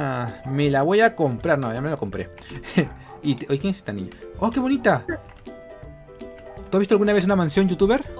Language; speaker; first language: Spanish; native; Spanish